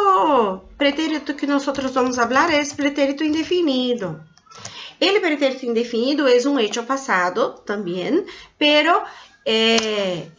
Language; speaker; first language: Spanish; non-native, fluent; Portuguese